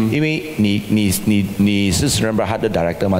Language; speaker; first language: Chinese; native; Chinese